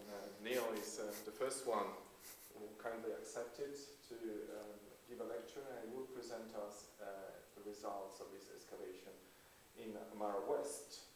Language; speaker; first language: English; non-native, fluent; Italian